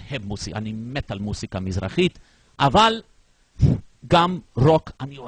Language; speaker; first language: Hebrew; non-native, fluent; English